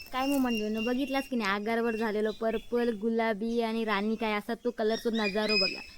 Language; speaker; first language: Marathi; non-native, local second language; Konkani